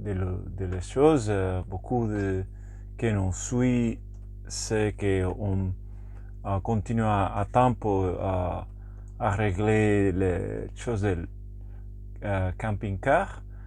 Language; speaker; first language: French; non-native, learner; Spanish